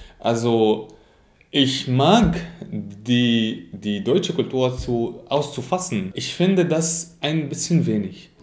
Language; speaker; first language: German; non-native, fluent; Arabic